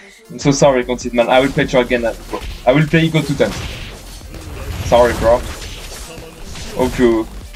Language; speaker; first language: English; non-native, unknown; French